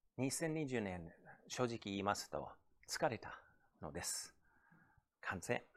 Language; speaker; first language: Japanese; non-native, fluent; English